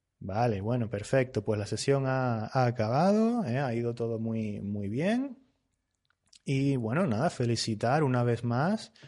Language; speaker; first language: Spanish; native; Spanish